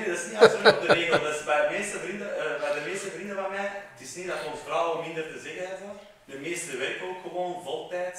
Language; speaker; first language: Dutch; non-native, fluent; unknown